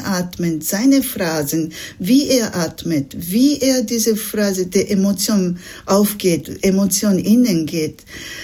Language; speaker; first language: German; non-native, fluent; Japanese